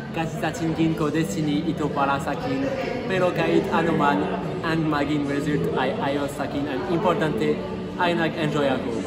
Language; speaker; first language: Filipino; non-native, learner; French